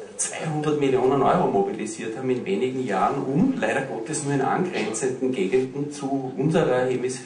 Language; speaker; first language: German; native; German